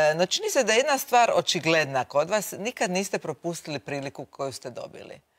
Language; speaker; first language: Croatian; native; Croatian